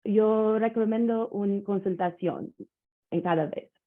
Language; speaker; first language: Spanish; non-native, learner; English